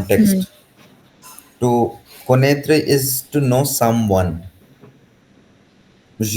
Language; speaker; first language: French; non-native, fluent; Hindi